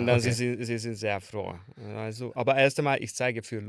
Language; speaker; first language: German; non-native, learner; Hungarian